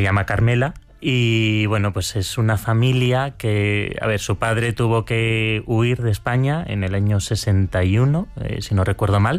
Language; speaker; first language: Spanish; native; Spanish